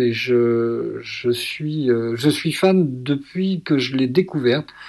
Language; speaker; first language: French; native; French